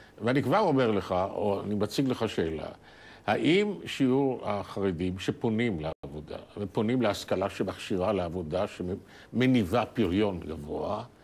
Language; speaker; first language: Hebrew; native; Hebrew